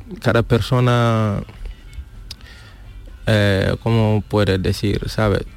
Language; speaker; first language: Spanish; non-native, learner; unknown